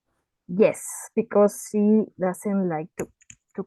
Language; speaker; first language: English; non-native, learner; Spanish